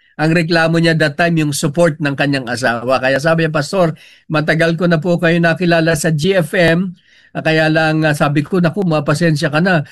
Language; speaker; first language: Filipino; native; Filipino